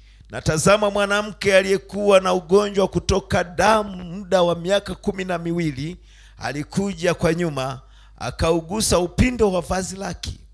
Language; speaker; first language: Swahili; native; Swahili